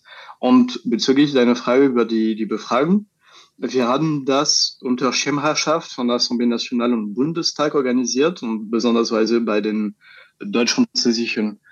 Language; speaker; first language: German; non-native, fluent; French